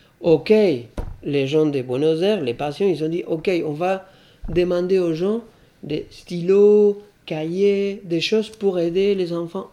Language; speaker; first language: French; non-native, fluent; Spanish